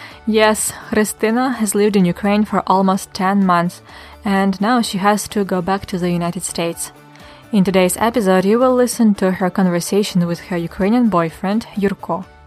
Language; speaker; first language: English; non-native, fluent; Ukrainian